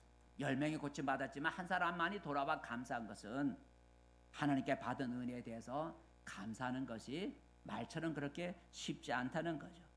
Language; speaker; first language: Korean; native; Korean